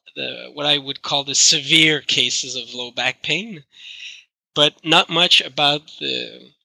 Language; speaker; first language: English; non-native, fluent; French